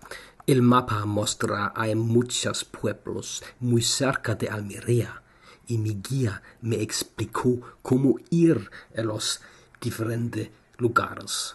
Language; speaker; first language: Spanish; non-native, learner; Danish